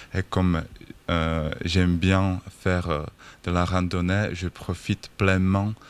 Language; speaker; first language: French; non-native, fluent; Czech